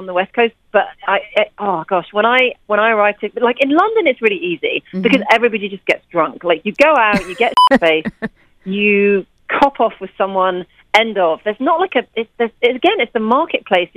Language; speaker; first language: English; native; English